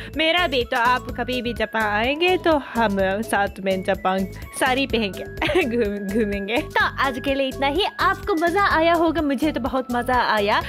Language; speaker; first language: Hindi; non-native, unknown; Japanese